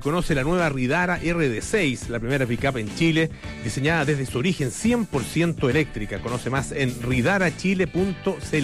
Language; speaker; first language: Spanish; native; Spanish